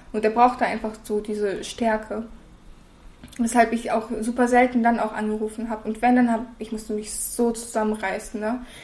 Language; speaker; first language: German; early bilingual, other home language; Russian